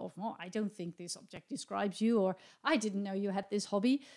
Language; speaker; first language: English; non-native, fluent; Dutch